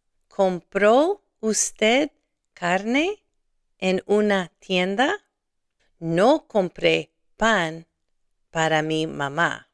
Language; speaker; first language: Spanish; non-native, fluent; English